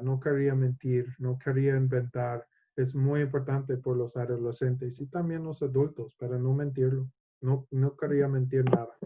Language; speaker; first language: Spanish; non-native, learner; English